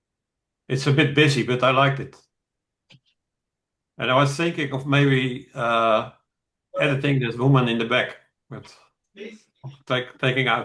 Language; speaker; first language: English; non-native, fluent; Dutch